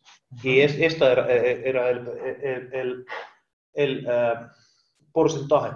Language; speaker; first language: Spanish; non-native, learner; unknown